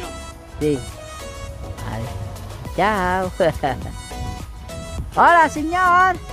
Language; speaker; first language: Spanish; non-native, learner; Filipino